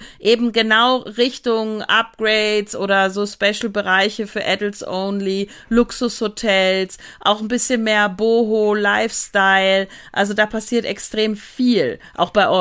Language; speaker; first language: German; native; German